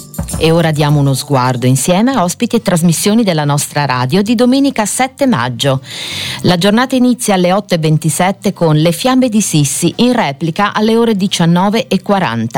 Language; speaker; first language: Italian; native; Italian